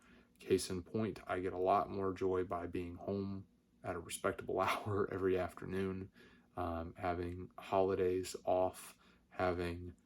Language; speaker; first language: English; native; English